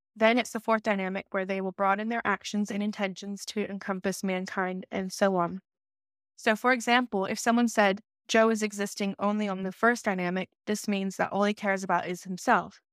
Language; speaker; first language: English; native; English